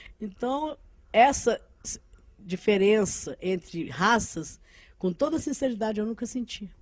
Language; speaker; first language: Portuguese; early bilingual, other home language; Arabic